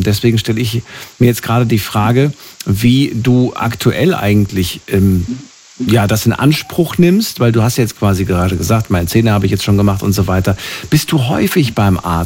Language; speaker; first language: German; native; German